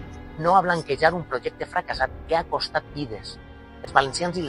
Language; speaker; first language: Catalan; native; Catalan